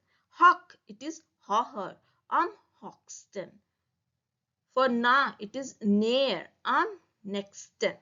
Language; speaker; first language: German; non-native, learner; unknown